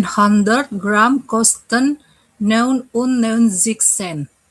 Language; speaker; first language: German; non-native, learner; Indonesian